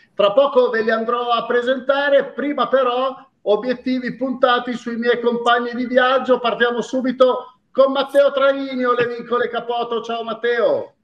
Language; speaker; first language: Italian; native; Italian